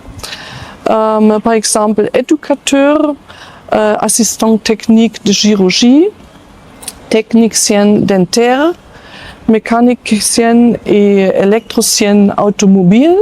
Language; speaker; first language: French; non-native, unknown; German